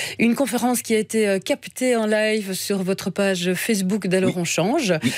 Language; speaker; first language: French; native; French